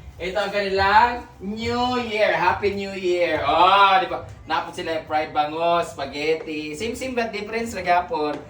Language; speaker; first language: Filipino; non-native, local second language; Cebuano